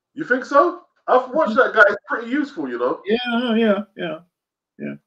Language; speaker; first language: English; native; English